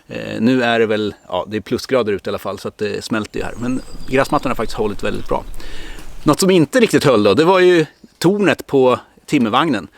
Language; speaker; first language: Swedish; native; Swedish